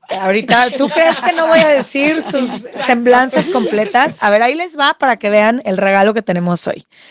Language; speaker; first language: Spanish; native; Spanish